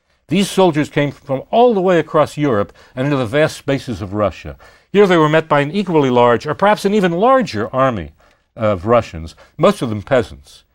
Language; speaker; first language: English; native; English